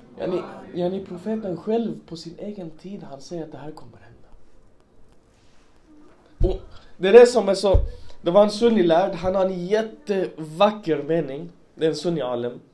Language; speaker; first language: Swedish; early bilingual, other home language; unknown